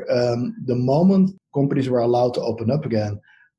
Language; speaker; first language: English; non-native, fluent; Dutch